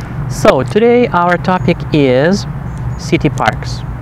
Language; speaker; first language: English; non-native, fluent; Russian